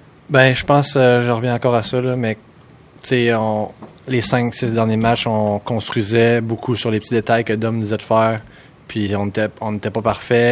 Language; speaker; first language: French; native; French